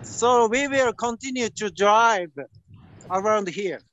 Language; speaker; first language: English; non-native, learner; Japanese